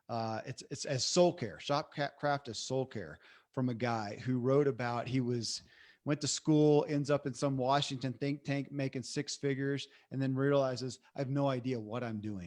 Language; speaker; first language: English; native; English